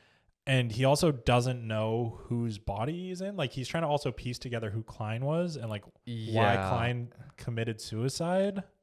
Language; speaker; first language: English; native; English